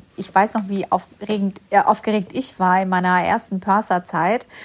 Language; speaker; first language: German; early bilingual, other home language; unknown